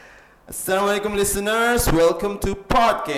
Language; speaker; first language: English; non-native, learner; Indonesian